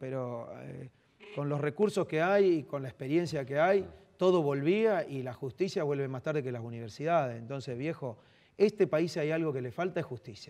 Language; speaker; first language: Spanish; native; Spanish